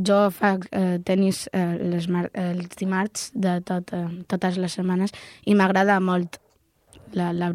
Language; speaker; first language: Catalan; non-native, local second language; Spanish